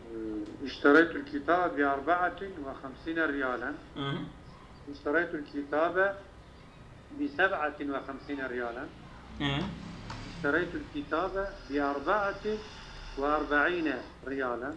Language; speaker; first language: Arabic; non-native, learner; Turkish